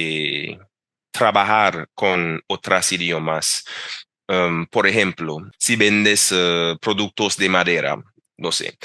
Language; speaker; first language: Spanish; non-native, fluent; English